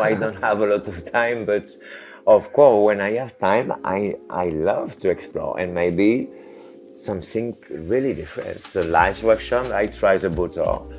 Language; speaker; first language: English; non-native, learner; French